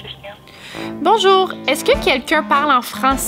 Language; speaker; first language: French; native; French